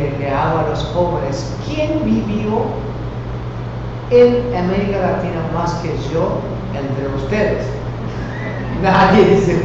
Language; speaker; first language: Spanish; non-native, fluent; Korean